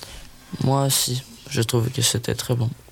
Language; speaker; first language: French; non-native, learner; Swedish